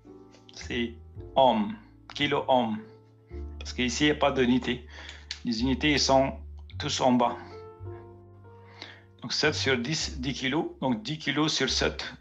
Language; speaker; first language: French; native; French